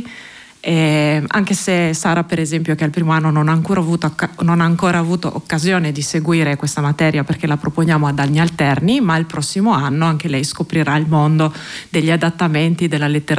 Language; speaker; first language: Italian; non-native, local second language; Slovenian